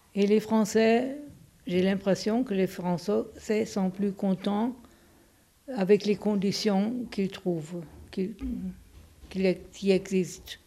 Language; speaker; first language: French; non-native, fluent; German